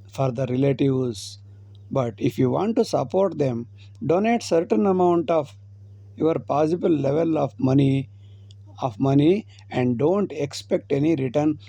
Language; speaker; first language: English; non-native, local second language; Kannada